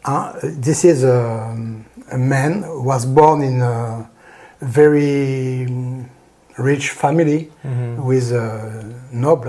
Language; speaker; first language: English; non-native, learner; French